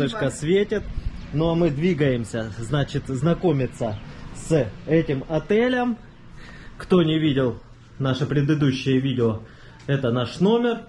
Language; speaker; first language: Russian; native; Russian